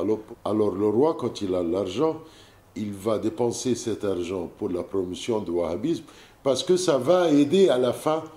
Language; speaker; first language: French; non-native, fluent; Arabic